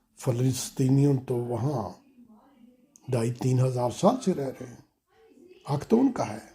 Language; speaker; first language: Urdu; native; Urdu